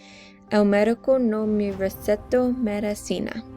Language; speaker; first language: Spanish; non-native, learner; English